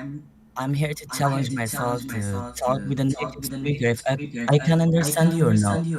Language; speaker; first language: English; non-native, learner; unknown